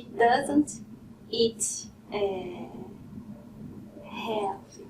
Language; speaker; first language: English; non-native, learner; Portuguese